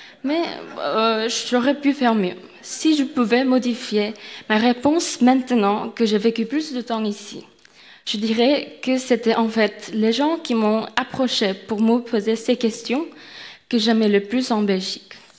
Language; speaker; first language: French; non-native, fluent; Korean